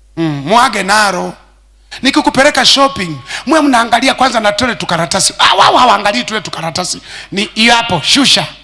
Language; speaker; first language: Swahili; native; Swahili